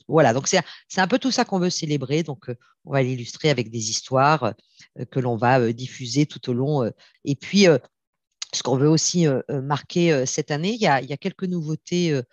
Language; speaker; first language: French; native; French